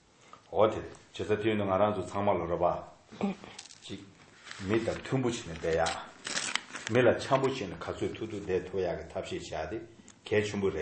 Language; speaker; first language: Italian; non-native, learner; Tibetan